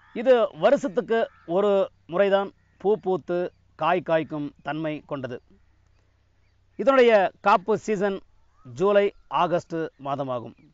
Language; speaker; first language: Tamil; native; Tamil